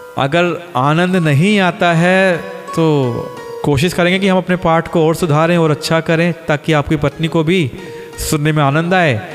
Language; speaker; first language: Hindi; native; Hindi